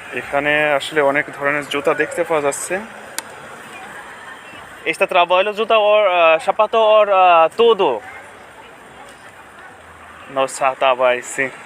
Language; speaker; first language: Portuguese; non-native, learner; Bangla